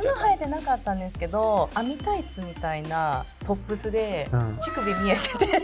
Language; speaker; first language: Japanese; native; Japanese